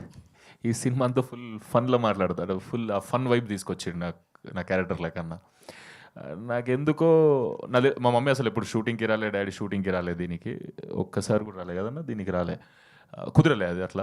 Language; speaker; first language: Telugu; native; Telugu